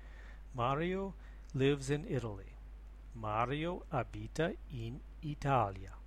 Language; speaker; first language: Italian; non-native, learner; English